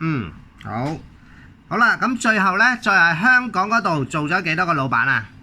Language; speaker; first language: Cantonese; native; Cantonese